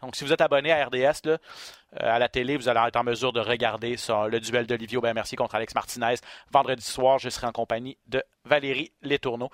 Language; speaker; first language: French; native; French